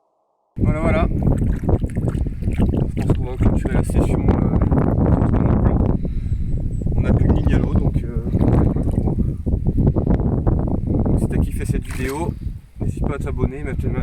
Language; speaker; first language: French; native; French